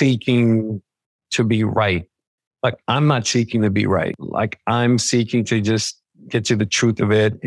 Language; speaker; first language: English; native; English